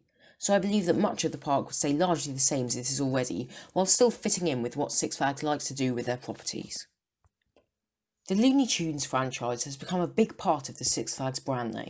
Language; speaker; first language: English; native; English